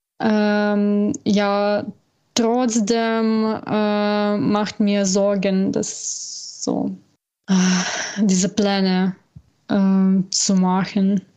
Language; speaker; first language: German; non-native, learner; Ukrainian